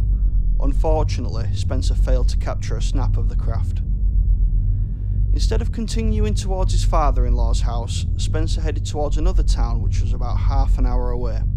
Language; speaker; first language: English; native; English